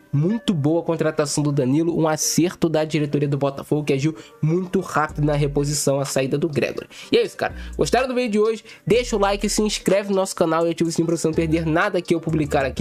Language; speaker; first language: Portuguese; native; Portuguese